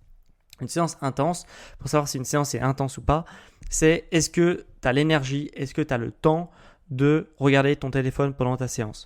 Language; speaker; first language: French; native; French